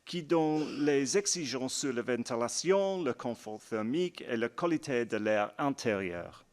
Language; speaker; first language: French; non-native, learner; English